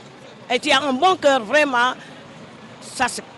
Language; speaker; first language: French; non-native, local second language; Wolof